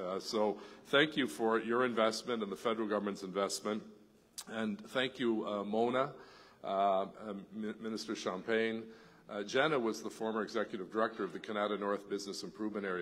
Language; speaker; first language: English; native; English